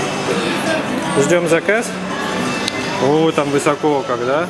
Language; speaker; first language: Russian; native; Russian